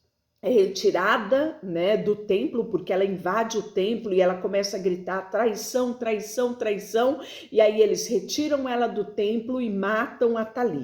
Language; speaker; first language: Portuguese; native; Portuguese